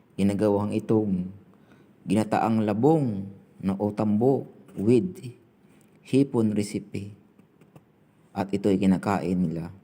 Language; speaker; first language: Filipino; non-native, local second language; Cebuano